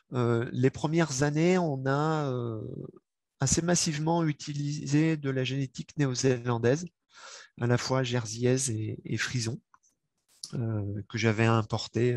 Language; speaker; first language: French; native; French